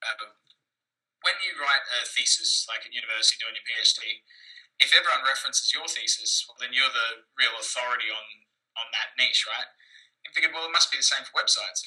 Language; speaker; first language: English; native; English